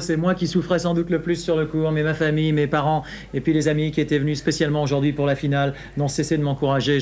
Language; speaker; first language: French; native; French